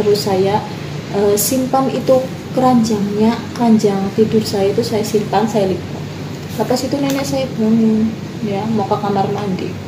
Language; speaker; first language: Indonesian; non-native, local second language; Javanese